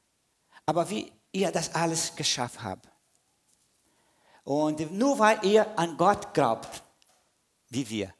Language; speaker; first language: German; non-native, fluent; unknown